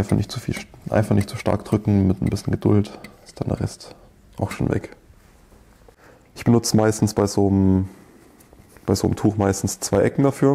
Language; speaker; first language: German; native; German